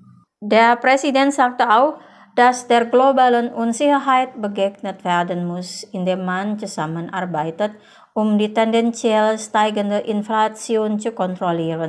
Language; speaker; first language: German; non-native, fluent; Indonesian